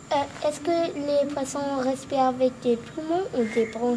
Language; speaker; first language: French; non-native, learner; English